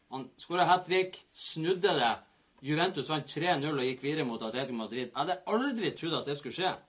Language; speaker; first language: Norwegian; native; Norwegian